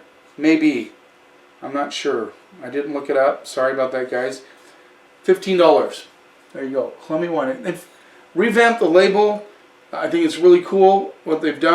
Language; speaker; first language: English; native; English